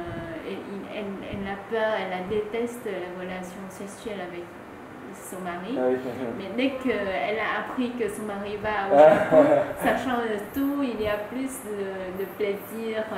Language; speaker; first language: French; non-native, fluent; Vietnamese